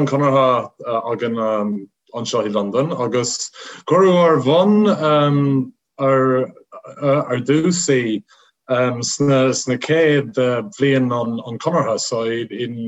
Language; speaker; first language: Irish; non-native, fluent; English